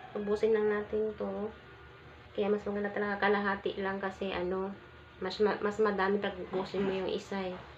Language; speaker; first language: Filipino; non-native, local second language; Cebuano